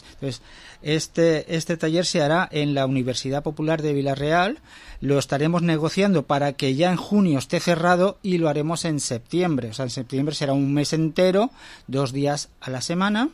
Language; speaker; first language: Spanish; native; Spanish